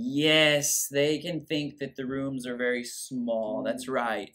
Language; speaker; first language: English; native; English